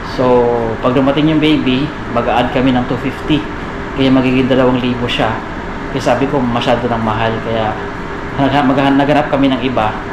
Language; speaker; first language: Filipino; non-native, local second language; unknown